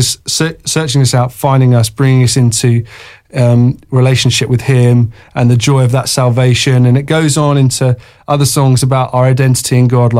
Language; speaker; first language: English; native; English